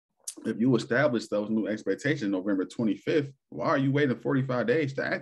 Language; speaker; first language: English; native; English